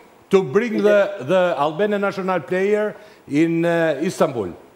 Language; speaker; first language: English; non-native, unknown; Albanian